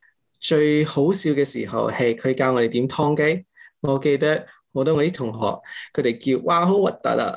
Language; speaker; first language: Cantonese; early bilingual, heritage; English